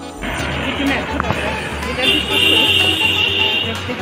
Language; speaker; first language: Hindi; non-native, local second language; Bangla